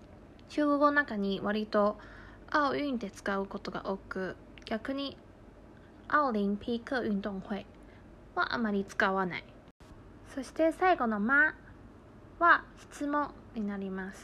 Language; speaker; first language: Japanese; non-native, fluent; Chinese